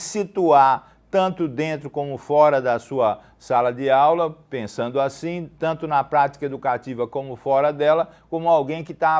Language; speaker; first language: Portuguese; native; Portuguese